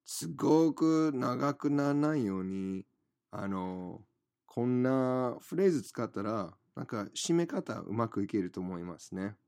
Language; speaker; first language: Japanese; non-native, fluent; English